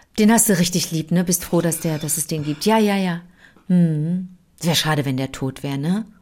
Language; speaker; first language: German; native; German